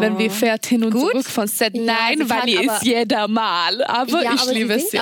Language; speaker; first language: German; non-native, fluent; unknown